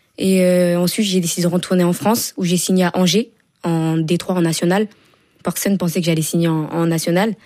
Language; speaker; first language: French; early bilingual, other home language; Wolof